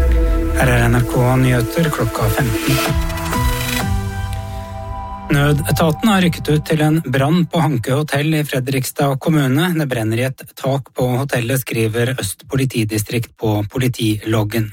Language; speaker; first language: Norwegian; native; Norwegian